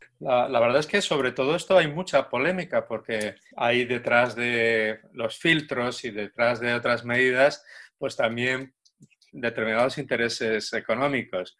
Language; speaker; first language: Spanish; native; Spanish